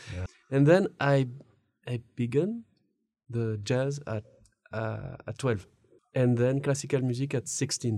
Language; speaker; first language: English; non-native, learner; French